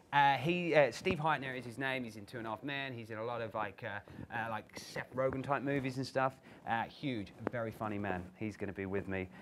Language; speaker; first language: English; native; English